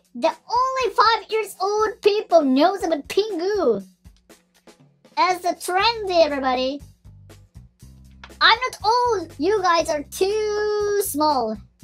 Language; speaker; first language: English; non-native, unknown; Japanese